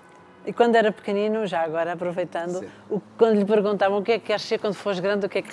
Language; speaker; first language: Portuguese; native; Portuguese